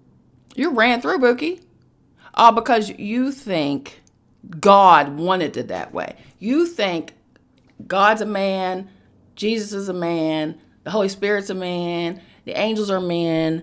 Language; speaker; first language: English; native; English